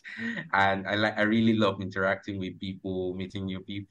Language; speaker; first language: English; non-native, local second language; Ibibio